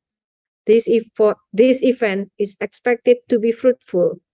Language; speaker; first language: English; non-native, fluent; Indonesian